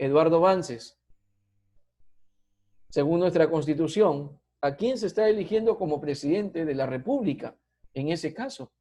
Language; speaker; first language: Spanish; native; Spanish